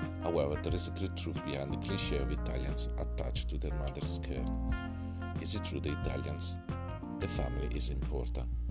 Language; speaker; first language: English; non-native, fluent; Italian